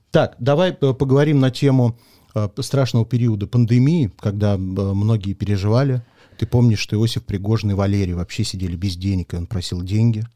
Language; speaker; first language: Russian; native; Russian